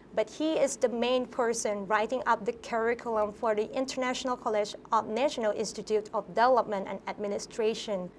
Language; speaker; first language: English; non-native, fluent; Thai